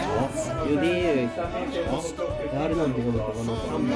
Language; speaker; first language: Swedish; native; Swedish